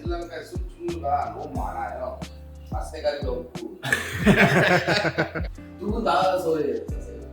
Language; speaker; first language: Korean; non-native, fluent; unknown